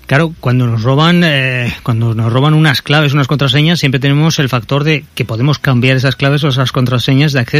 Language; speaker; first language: Spanish; native; Spanish